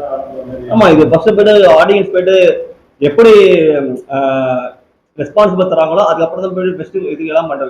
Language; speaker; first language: Tamil; native; Tamil